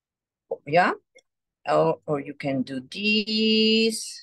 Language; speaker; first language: English; non-native, learner; Spanish